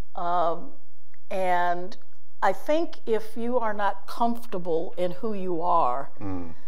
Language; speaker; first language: English; native; English